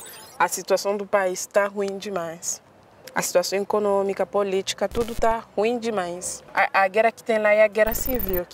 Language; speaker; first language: Portuguese; non-native, fluent; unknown